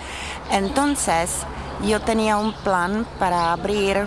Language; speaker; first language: Spanish; non-native, fluent; Czech